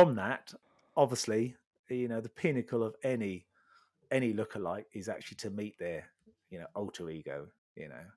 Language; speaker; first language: English; native; English